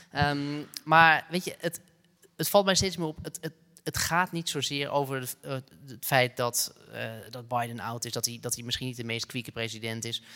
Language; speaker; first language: Dutch; native; Dutch